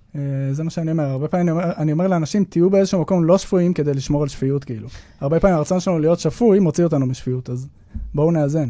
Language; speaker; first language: Hebrew; native; Hebrew